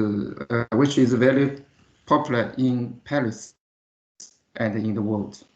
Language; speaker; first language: English; non-native, learner; Chinese